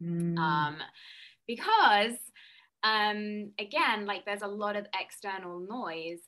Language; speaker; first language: English; native; English